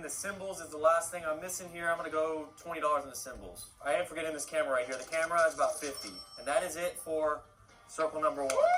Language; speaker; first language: English; native; English